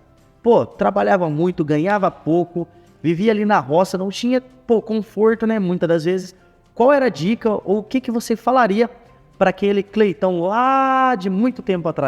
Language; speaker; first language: Portuguese; native; Portuguese